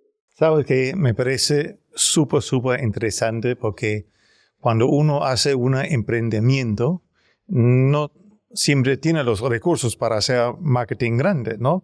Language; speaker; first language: Spanish; non-native, learner; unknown